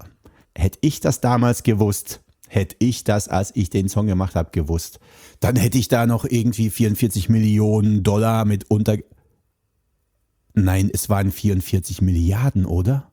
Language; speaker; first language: German; native; German